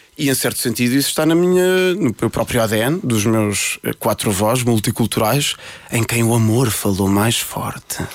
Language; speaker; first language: Portuguese; early bilingual, other home language; Spanish